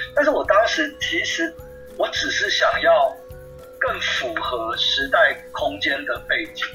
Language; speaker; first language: Chinese; non-native, local second language; Min Nan Chinese